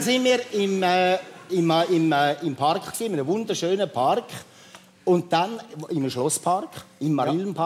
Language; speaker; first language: German; native; German